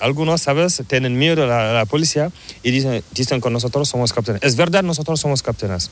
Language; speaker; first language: Spanish; non-native, learner; Fula